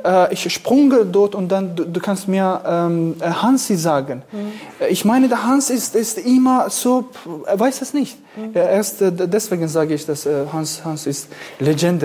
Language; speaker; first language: German; non-native, fluent; Kurdish